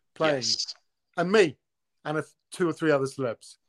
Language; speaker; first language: English; early bilingual, other home language; Italian